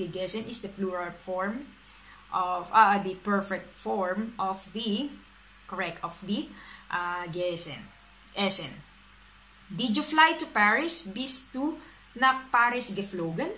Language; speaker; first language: English; non-native, local second language; Filipino